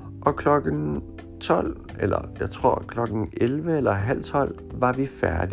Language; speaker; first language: Danish; non-native, fluent; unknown